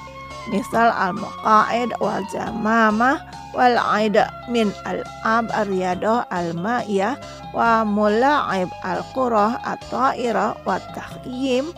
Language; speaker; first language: Arabic; non-native, fluent; Indonesian